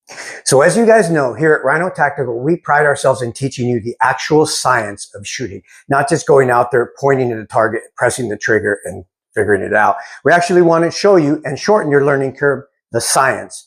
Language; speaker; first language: English; native; English